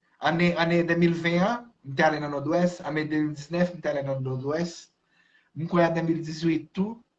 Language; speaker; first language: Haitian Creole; non-native, fluent; Portuguese